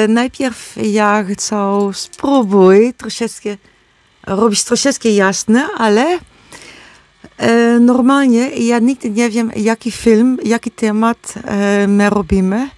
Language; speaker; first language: Polish; non-native, learner; Dutch